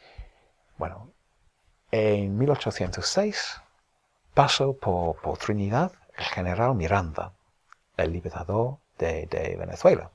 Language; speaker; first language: Spanish; non-native, fluent; English